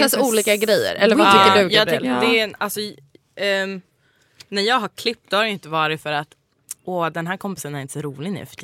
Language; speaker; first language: Swedish; native; Swedish